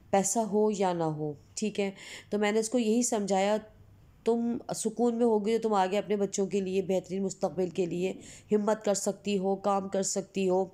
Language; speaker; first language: Hindi; native; Hindi